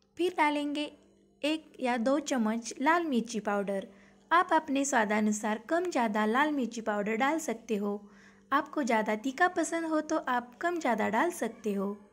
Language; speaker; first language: Hindi; non-native, local second language; Marathi